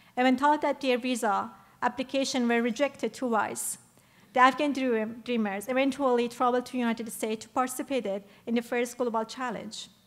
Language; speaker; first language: English; non-native, fluent; Persian